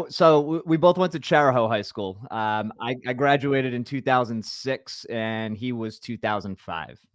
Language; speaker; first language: English; native; English